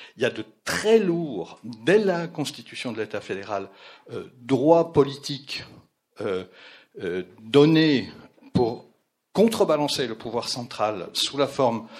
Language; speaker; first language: French; native; French